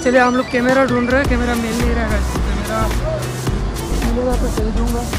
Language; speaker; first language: Hindi; non-native, local second language; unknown